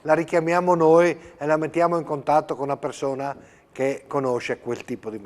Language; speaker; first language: Italian; native; Italian